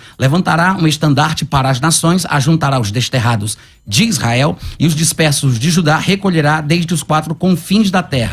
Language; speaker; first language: Portuguese; native; Portuguese